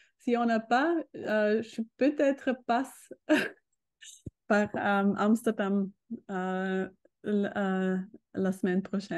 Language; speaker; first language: French; non-native, learner; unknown